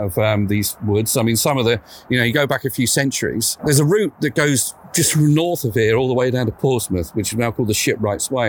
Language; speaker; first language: English; native; English